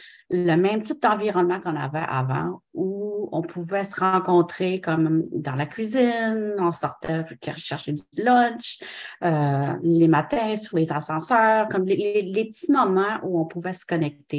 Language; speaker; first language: French; non-native, local second language; English